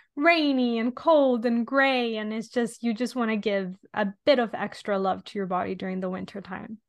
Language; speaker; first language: English; non-native, fluent; Italian